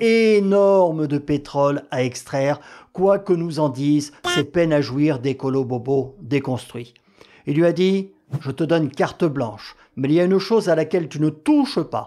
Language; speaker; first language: French; native; French